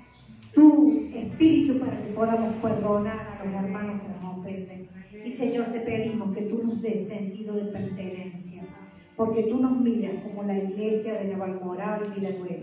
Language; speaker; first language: Spanish; native; Spanish